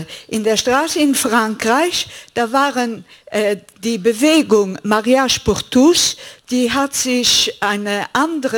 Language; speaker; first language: German; non-native, fluent; Greek